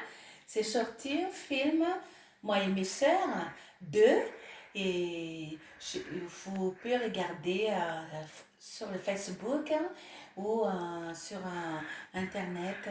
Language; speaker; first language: French; non-native, local second language; Malagasy